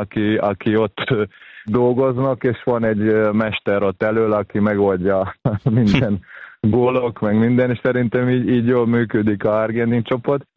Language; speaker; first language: Hungarian; non-native, fluent; Serbian